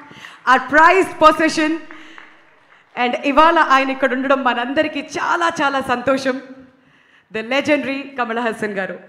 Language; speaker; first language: Telugu; native; Telugu